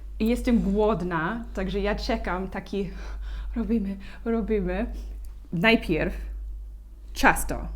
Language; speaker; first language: Polish; non-native, learner; English